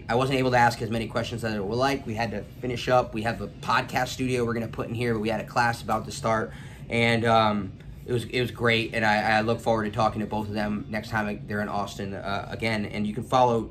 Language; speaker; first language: English; native; English